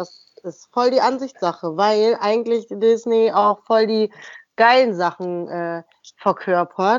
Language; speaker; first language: German; native; German